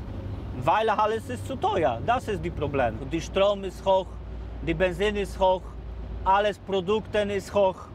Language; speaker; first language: German; non-native, learner; Polish